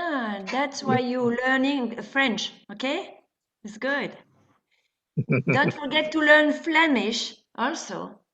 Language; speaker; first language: English; non-native, fluent; French